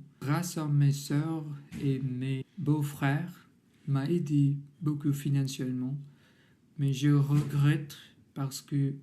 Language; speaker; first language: French; non-native, learner; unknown